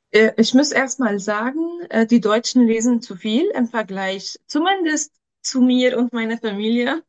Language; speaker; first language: German; non-native, fluent; Arabic